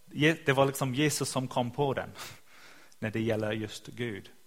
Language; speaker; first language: Swedish; non-native, fluent; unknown